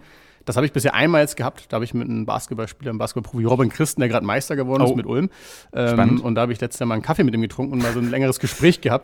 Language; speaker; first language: German; native; German